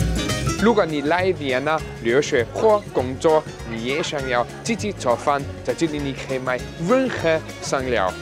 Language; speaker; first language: Chinese; non-native, fluent; German